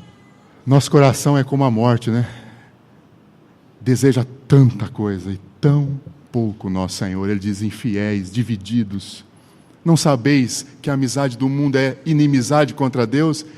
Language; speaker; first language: Portuguese; native; Portuguese